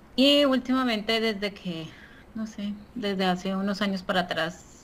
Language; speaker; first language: Spanish; native; Spanish